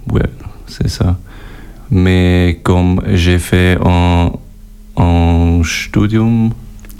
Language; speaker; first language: French; non-native, learner; German